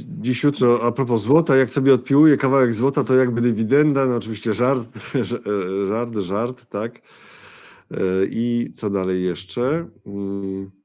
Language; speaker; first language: Polish; native; Polish